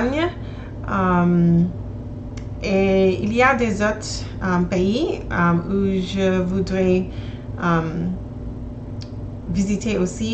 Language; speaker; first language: French; non-native, learner; English